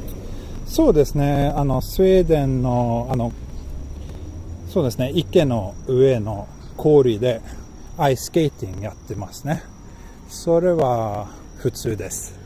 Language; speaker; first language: Japanese; non-native, learner; Swedish